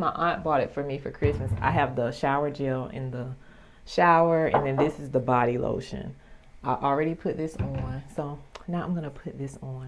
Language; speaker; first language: English; native; English